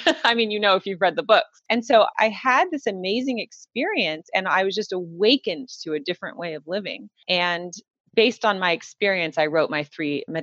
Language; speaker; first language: English; native; English